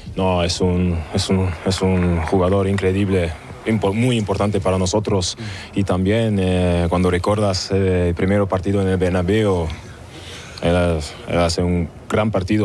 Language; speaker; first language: Spanish; non-native, learner; German